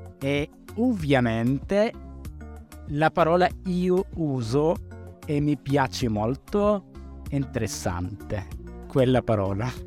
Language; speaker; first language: Italian; non-native, learner; Arabic